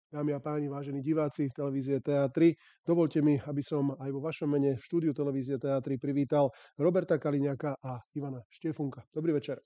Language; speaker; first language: Slovak; native; Slovak